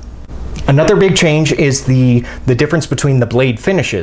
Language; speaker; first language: English; native; English